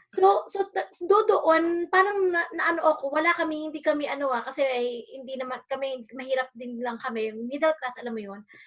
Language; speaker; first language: Filipino; native; Filipino